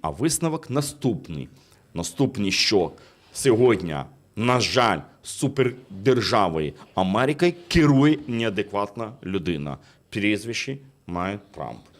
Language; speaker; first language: Ukrainian; non-native, fluent; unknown